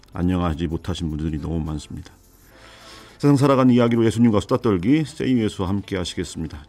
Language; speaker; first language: Korean; native; Korean